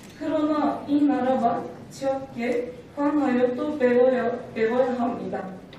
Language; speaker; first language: Korean; non-native, learner; Turkish